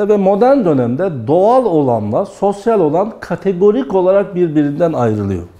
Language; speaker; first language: Turkish; native; Turkish